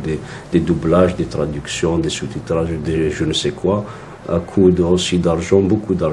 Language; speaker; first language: French; non-native, local second language; Kabyle